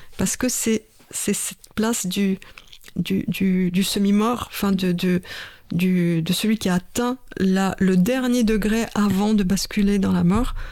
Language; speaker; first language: French; non-native, fluent; Russian